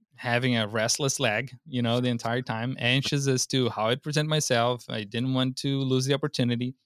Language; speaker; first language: English; non-native, fluent; Portuguese